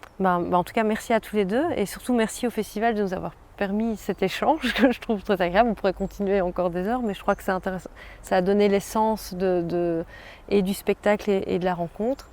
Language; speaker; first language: French; native; French